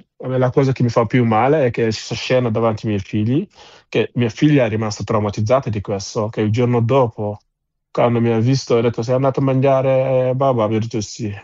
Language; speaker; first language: Italian; non-native, fluent; Wolof